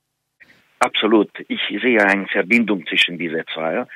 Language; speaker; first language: German; non-native, fluent; Hungarian